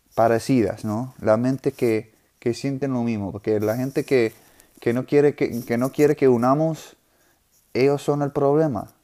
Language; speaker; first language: Spanish; non-native, fluent; English